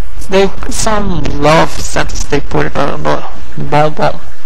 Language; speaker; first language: English; non-native, fluent; Portuguese